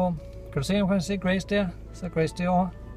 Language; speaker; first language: Danish; native; Danish